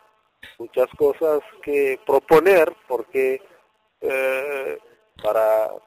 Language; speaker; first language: Spanish; non-native, fluent; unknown